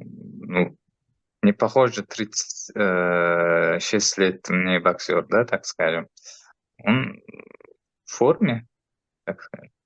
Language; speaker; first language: Russian; non-native, fluent; Uzbek